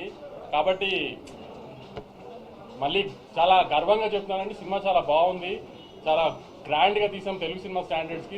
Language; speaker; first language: Telugu; native; Telugu